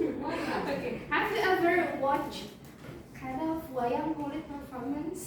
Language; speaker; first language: English; non-native, learner; Indonesian